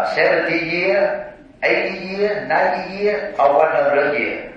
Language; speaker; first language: English; non-native, learner; Vietnamese